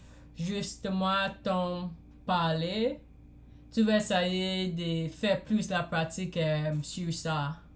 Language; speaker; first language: French; non-native, learner; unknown